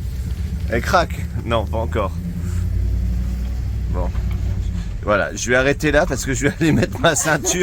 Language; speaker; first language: French; native; French